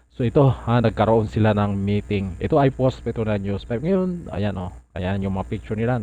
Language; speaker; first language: Filipino; non-native, local second language; Cebuano